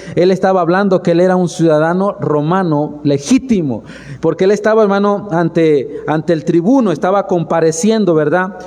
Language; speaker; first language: Spanish; native; Spanish